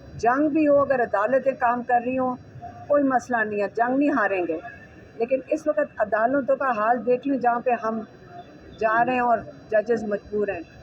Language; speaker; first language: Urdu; native; Urdu